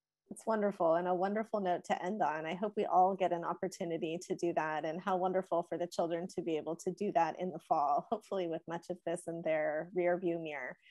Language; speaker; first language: English; native; English